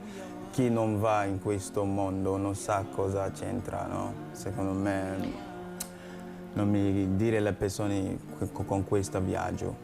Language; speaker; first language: Italian; non-native, learner; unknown